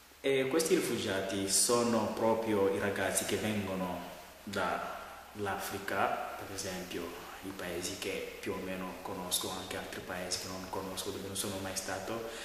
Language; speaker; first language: Italian; non-native, fluent; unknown